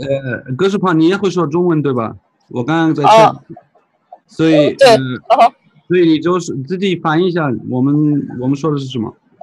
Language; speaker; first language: Chinese; non-native, fluent; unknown